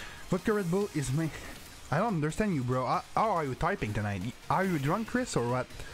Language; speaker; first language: English; non-native, fluent; French